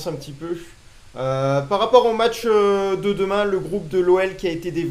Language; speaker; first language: French; native; French